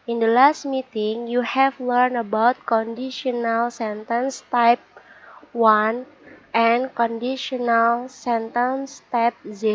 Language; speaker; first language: English; non-native, learner; Indonesian